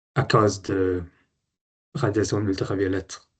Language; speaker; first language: French; non-native, learner; Swedish